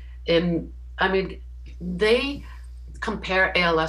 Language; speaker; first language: English; native; English